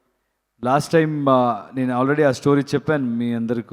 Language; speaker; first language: Telugu; non-native, learner; Kannada